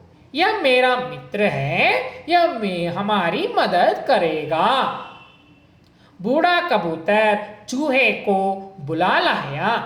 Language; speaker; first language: Hindi; non-native, local second language; Kannada